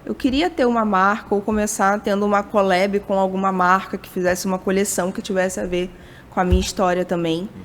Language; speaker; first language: Portuguese; native; Portuguese